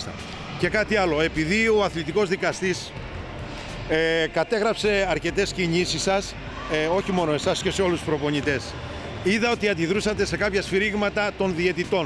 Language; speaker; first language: Greek; native; Greek